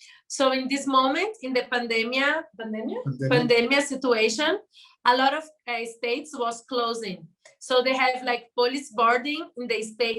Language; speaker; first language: English; non-native, learner; Portuguese